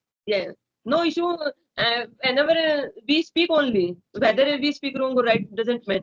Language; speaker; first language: English; non-native, learner; Hindi